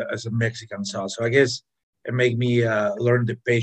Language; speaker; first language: English; non-native, fluent; Spanish